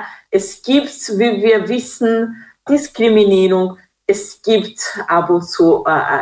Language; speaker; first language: German; non-native, fluent; Kinyarwanda